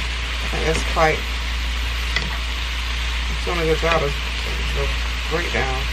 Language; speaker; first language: English; native; English